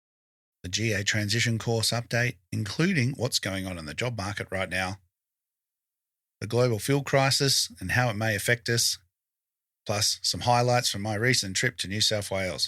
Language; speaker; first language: English; native; English